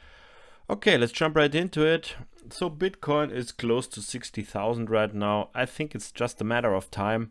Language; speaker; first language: English; non-native, fluent; German